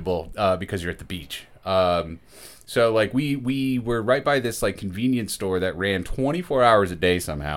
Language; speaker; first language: English; native; English